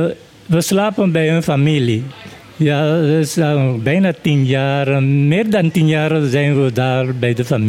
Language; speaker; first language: Dutch; non-native, learner; Papiamento